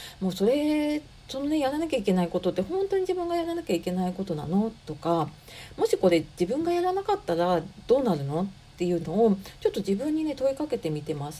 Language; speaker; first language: Japanese; native; Japanese